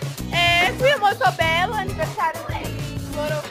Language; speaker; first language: Italian; non-native, learner; Portuguese